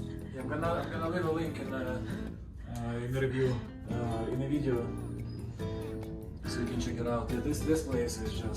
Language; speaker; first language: English; non-native, fluent; Russian